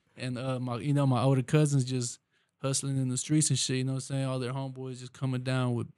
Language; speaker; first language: English; early bilingual, other home language; Spanish